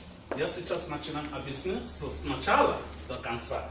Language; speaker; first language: Russian; non-native, learner; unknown